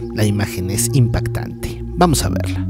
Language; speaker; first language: Spanish; native; Spanish